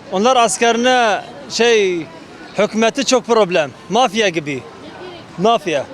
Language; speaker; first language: Turkish; non-native, learner; Arabic